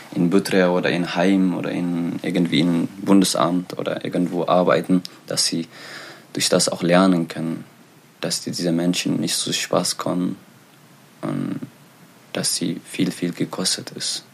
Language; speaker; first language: German; non-native, learner; Tigrinya